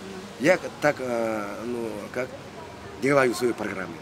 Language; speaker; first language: Russian; non-native, learner; Mongolian